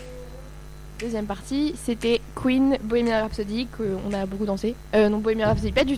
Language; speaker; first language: French; native; French